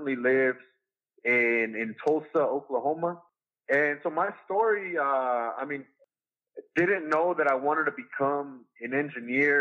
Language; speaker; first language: English; native; English